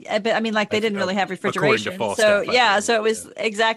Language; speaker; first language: English; native; English